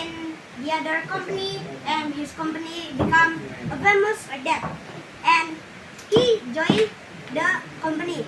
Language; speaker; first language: English; non-native, learner; Indonesian